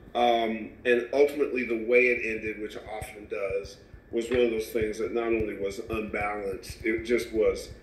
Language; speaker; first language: English; native; English